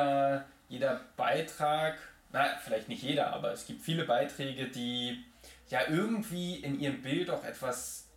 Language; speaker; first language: German; native; German